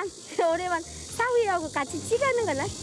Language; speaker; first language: Korean; non-native, learner; Vietnamese